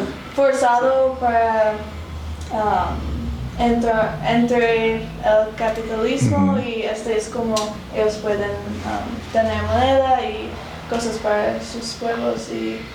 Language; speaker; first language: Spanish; non-native, learner; English